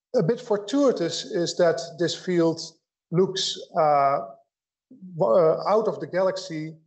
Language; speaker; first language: English; non-native, fluent; Dutch